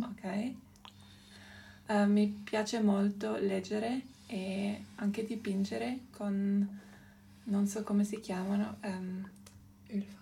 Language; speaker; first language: Italian; non-native, local second language; German